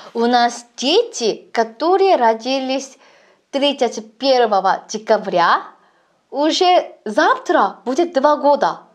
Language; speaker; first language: Russian; non-native, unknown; Korean